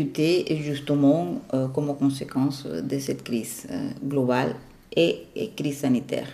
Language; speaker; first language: French; non-native, fluent; Spanish